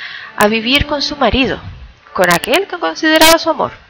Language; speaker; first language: Spanish; native; Spanish